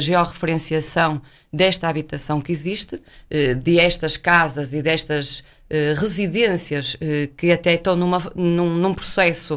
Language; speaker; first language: Portuguese; native; Portuguese